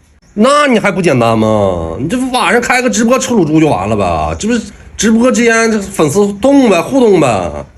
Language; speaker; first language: Chinese; native; Chinese